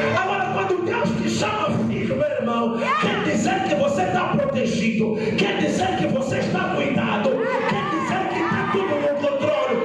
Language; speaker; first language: Portuguese; non-native, local second language; Tsonga